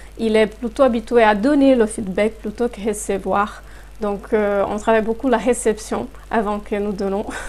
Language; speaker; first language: French; non-native, fluent; Portuguese